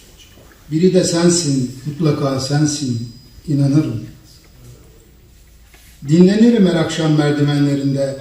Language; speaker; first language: Turkish; native; Turkish